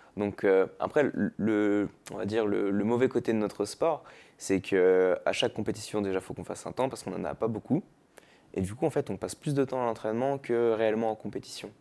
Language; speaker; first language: French; native; French